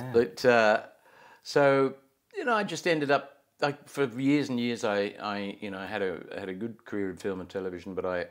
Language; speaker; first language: English; native; English